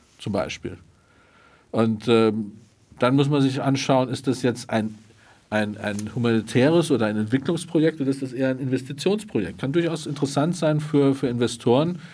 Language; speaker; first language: German; native; German